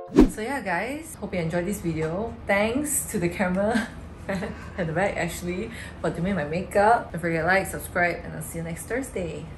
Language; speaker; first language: English; non-native, local second language; Chinese